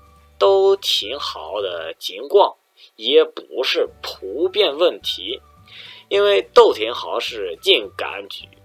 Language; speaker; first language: Chinese; non-native, learner; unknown